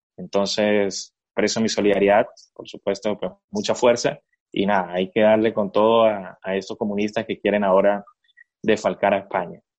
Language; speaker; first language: Spanish; native; Spanish